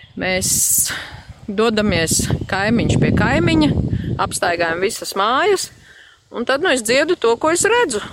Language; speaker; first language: Latvian; native; Latvian